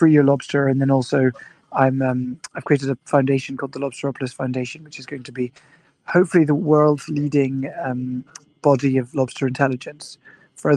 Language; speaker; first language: English; native; English